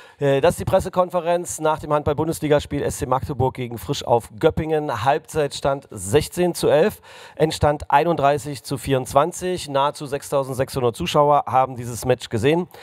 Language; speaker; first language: German; native; German